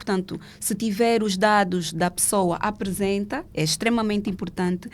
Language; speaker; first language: Portuguese; native; Portuguese